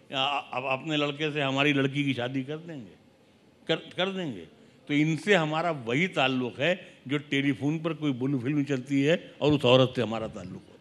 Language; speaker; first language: Hindi; native; Hindi